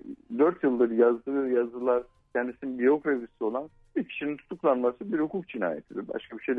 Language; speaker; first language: Turkish; native; Turkish